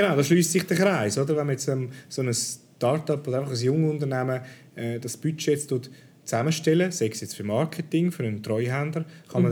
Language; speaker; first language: German; native; German